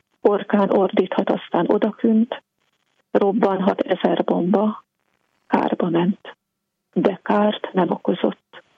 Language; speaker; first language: Hungarian; native; Hungarian